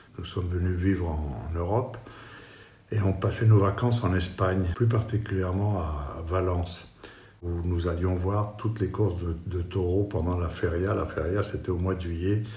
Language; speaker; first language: French; non-native, fluent; Spanish